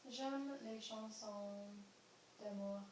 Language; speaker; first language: French; non-native, learner; English